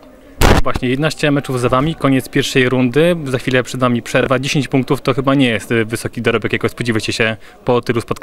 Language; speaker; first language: Polish; native; Polish